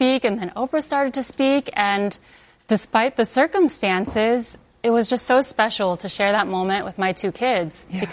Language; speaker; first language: English; non-native, local second language; Chinese